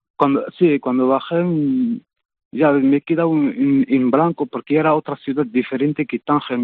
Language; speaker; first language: Spanish; non-native, fluent; Arabic